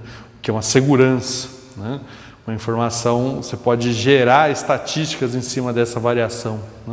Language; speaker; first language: Portuguese; native; Portuguese